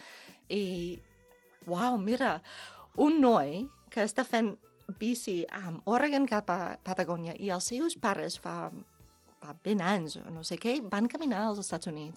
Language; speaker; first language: Catalan; non-native, learner; English